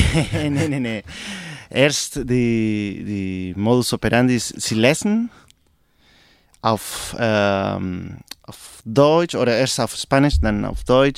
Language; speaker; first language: German; non-native, learner; Spanish